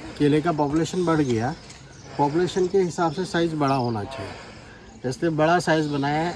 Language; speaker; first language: Hindi; non-native, local second language; Marathi